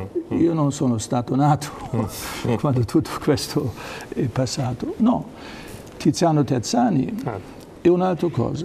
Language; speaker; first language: Italian; non-native, learner; German